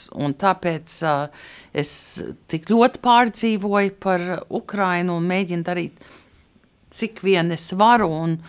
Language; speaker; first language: Latvian; early bilingual, heritage; Latvian